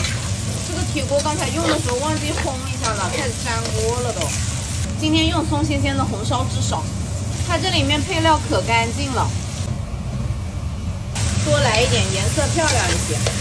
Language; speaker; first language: Chinese; native; Chinese